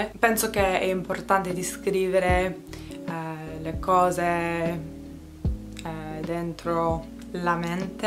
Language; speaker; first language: Italian; non-native, learner; English